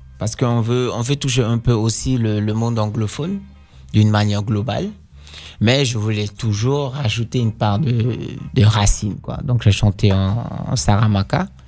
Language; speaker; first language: French; non-native, fluent; Dutch